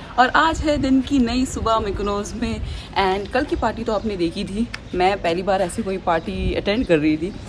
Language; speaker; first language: Hindi; native; Hindi